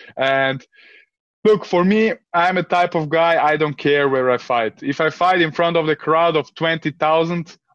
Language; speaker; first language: English; early bilingual, other home language; Serbian